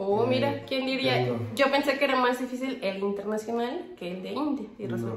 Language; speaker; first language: Spanish; native; Spanish